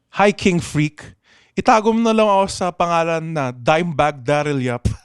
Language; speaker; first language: Filipino; native; Filipino